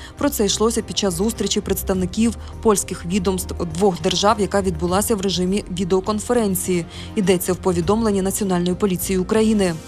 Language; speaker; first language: Ukrainian; native; Ukrainian